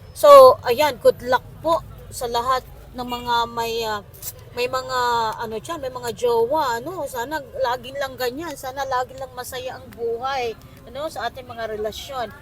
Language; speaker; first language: Filipino; non-native, local second language; Waray